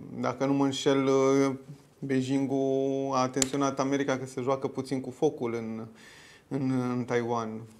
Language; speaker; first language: Romanian; native; Romanian